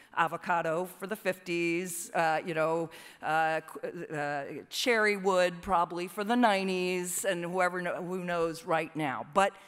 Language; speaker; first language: English; native; English